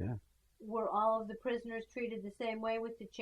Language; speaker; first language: English; native; English